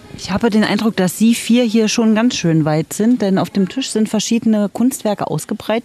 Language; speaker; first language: German; native; German